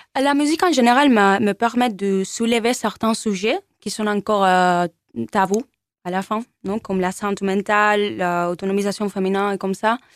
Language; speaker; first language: French; non-native, learner; Spanish